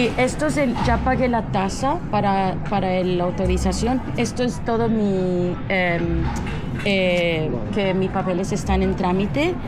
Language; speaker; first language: Spanish; early bilingual, heritage; English